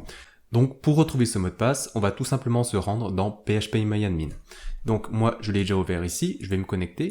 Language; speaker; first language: French; native; French